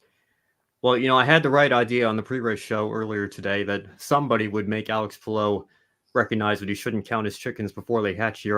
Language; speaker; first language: English; native; English